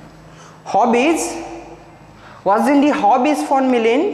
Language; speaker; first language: German; non-native, learner; Marathi